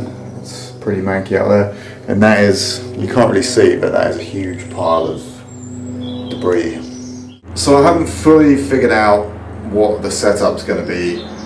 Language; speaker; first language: English; native; English